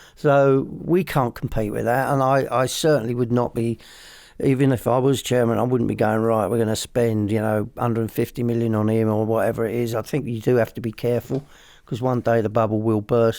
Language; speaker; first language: English; native; English